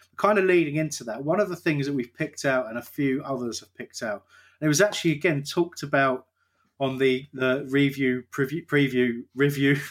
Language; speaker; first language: English; native; English